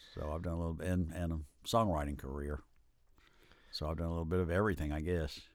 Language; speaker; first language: English; native; English